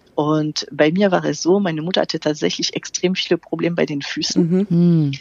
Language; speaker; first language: German; non-native, fluent; French